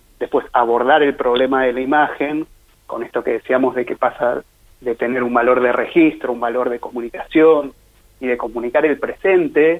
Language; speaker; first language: Spanish; native; Spanish